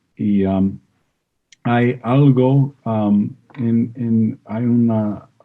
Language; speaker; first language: Spanish; non-native, fluent; English